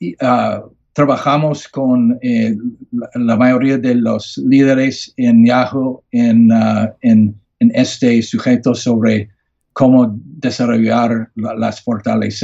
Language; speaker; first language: Spanish; non-native, learner; English